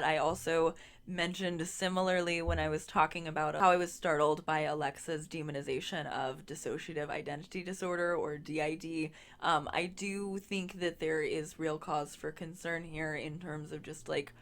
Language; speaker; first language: English; native; English